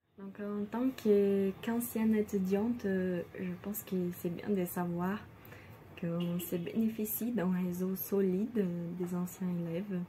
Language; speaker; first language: French; non-native, fluent; Portuguese